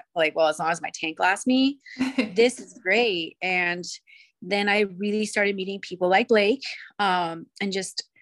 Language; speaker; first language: English; early bilingual, other home language; Spanish